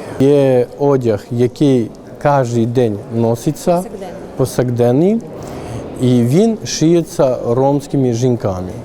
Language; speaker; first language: Ukrainian; non-native, local second language; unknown